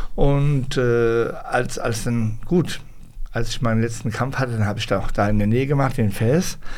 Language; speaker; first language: German; early bilingual, other home language; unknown